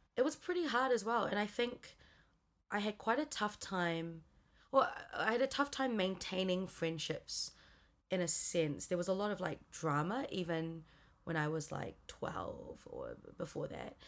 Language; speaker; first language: English; native; English